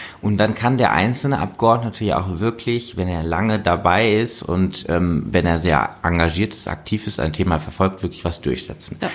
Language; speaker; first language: German; native; German